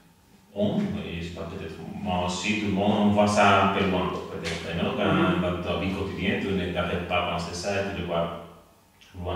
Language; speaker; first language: French; non-native, learner; Spanish